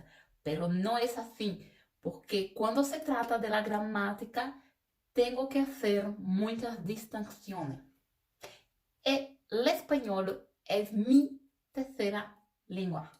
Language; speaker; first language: Spanish; non-native, fluent; Portuguese